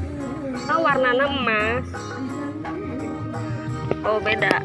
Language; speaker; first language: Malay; non-native, local second language; Sundanese